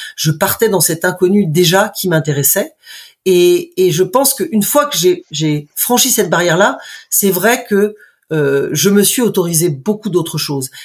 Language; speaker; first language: French; native; French